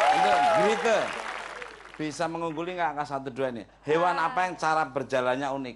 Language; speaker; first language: Indonesian; native; Indonesian